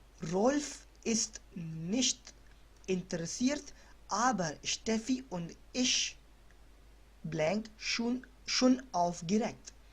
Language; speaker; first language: German; non-native, learner; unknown